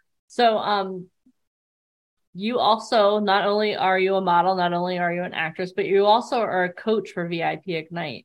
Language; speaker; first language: English; native; English